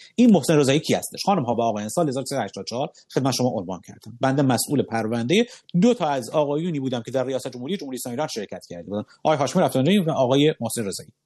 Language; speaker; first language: Persian; native; Persian